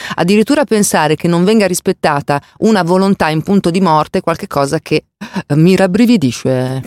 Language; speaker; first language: Italian; native; Italian